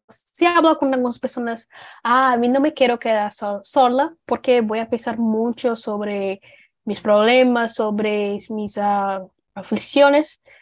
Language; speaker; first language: Spanish; non-native, fluent; Portuguese